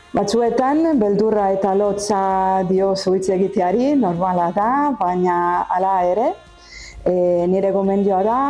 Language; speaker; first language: Basque; non-native, learner; Italian